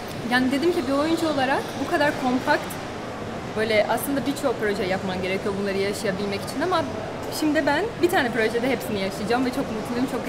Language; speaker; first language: Turkish; non-native, fluent; Portuguese